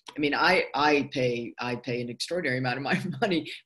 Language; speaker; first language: English; native; English